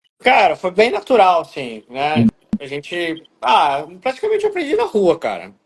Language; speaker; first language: Portuguese; native; Portuguese